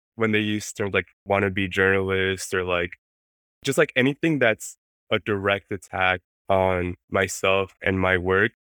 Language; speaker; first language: English; non-native, fluent; Spanish